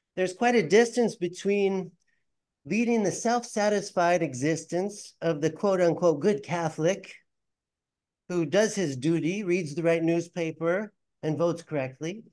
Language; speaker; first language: English; native; English